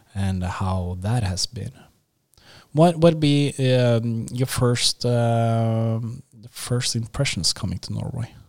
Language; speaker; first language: English; non-native, fluent; Norwegian